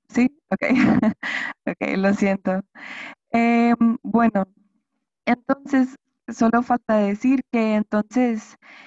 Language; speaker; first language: Spanish; non-native, fluent; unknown